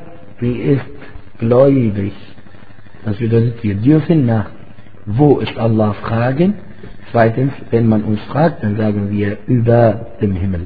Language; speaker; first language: German; non-native, fluent; Arabic